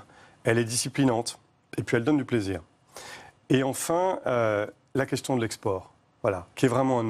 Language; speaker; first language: French; native; French